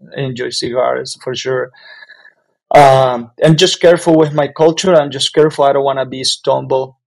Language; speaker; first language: English; non-native, fluent; Spanish